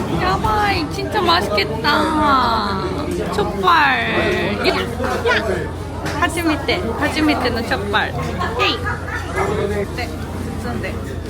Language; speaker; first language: Korean; non-native, fluent; Japanese